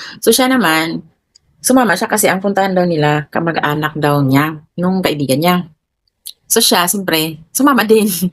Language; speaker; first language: Filipino; non-native, local second language; Cebuano